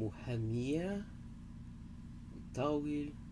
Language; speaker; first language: Arabic; non-native, learner; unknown